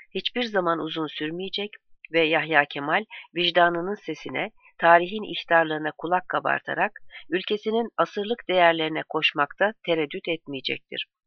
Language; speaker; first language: Turkish; native; Turkish